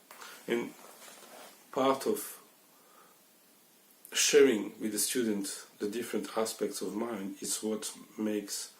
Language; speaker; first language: English; non-native, fluent; French